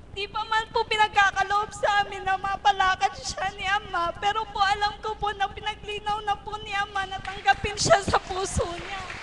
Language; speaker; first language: Filipino; native; Filipino